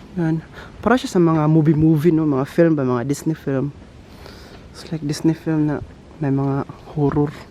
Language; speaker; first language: Filipino; non-native, local second language; Cebuano